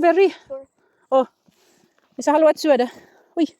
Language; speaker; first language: Finnish; non-native, learner; Bikol